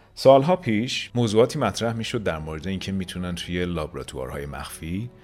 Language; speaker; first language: Persian; native; Persian